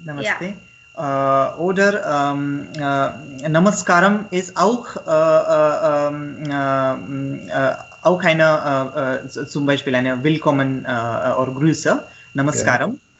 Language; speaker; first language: German; non-native, learner; Marathi